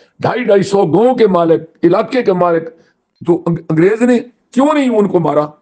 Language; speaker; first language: Urdu; non-native, local second language; Punjabi